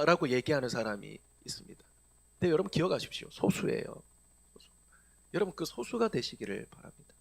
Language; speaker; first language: Korean; native; Korean